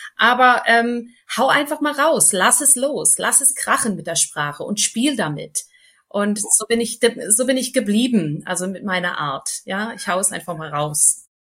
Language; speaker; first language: German; non-native, fluent; English